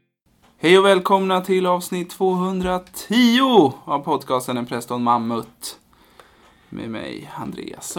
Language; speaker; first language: Swedish; native; Swedish